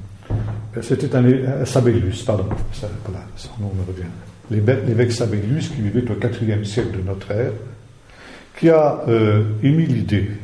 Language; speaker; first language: French; native; French